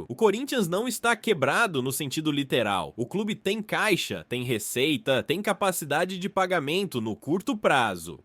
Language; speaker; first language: Portuguese; native; Portuguese